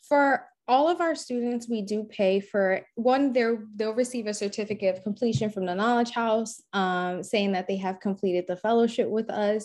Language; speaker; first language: English; native; English